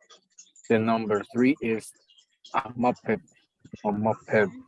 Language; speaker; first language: English; non-native, learner; Spanish